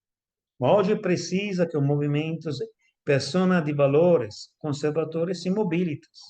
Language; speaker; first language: Portuguese; non-native, fluent; Italian